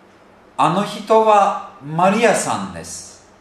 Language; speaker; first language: Japanese; non-native, fluent; Turkish